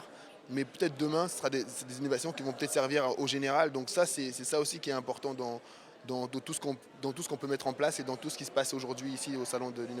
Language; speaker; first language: French; native; French